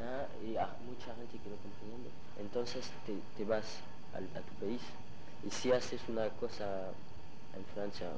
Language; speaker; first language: Spanish; non-native, learner; French